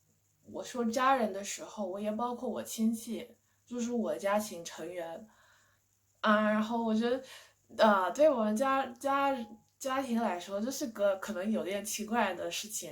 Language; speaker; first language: Chinese; non-native, fluent; English